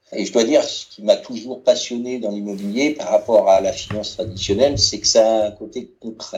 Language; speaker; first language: French; native; French